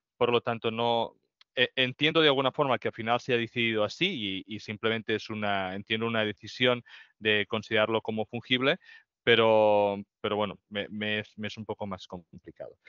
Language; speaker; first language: Spanish; native; Spanish